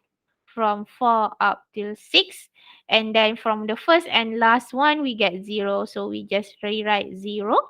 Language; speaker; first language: English; non-native, local second language; Malay